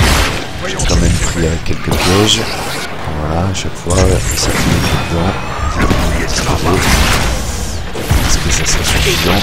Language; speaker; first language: French; native; French